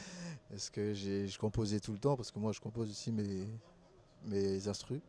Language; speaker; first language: French; non-native, local second language; Malagasy